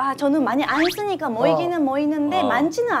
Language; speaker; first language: Korean; non-native, fluent; Japanese